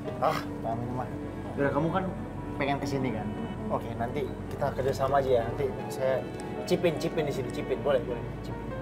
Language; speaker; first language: Indonesian; native; Indonesian